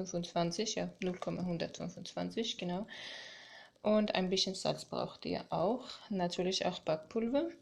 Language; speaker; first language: German; non-native, fluent; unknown